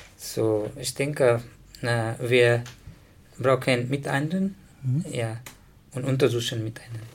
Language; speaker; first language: German; non-native, learner; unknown